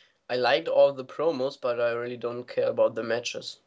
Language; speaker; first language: English; non-native, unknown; German